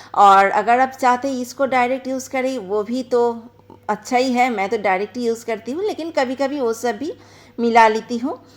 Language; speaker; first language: Hindi; non-native, local second language; Bangla